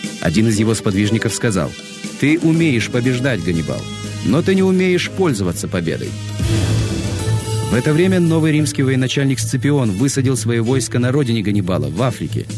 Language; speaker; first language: Russian; native; Russian